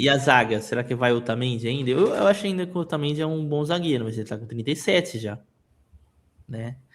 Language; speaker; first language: Portuguese; native; Portuguese